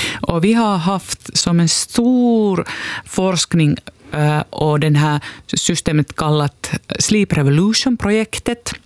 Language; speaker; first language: Swedish; non-native, local second language; Finnish